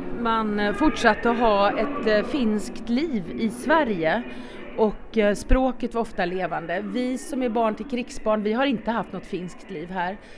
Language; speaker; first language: Swedish; native; Swedish